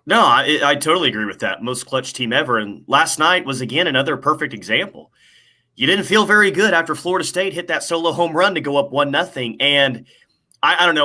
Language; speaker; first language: English; native; English